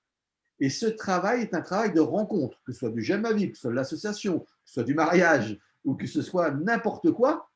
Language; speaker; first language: French; native; French